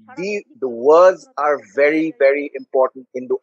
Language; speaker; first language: English; non-native, local second language; Bangla